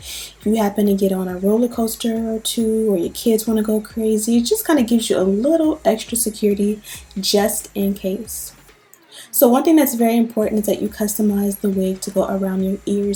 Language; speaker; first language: English; native; English